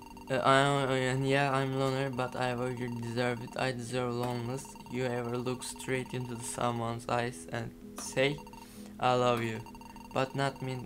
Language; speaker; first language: English; non-native, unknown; Turkish